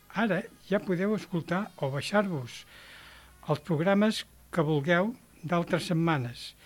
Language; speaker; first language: Catalan; native; Catalan